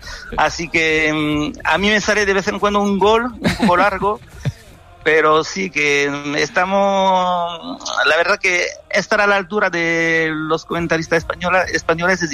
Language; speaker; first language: Spanish; non-native, fluent; French